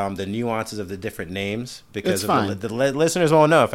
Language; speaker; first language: English; native; English